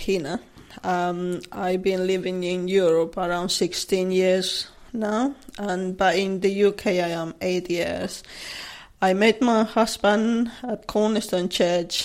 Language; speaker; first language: English; non-native, learner; Spanish